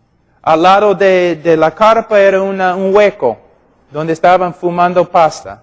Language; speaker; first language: Spanish; non-native, fluent; English